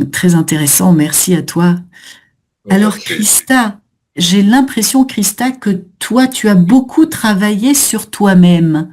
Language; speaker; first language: French; native; French